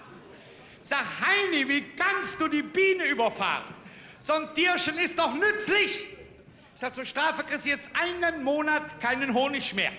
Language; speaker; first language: German; native; German